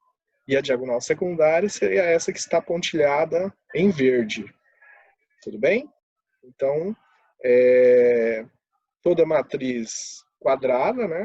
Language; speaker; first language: Portuguese; native; Portuguese